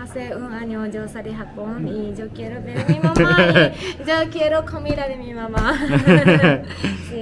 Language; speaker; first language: Spanish; non-native, learner; Japanese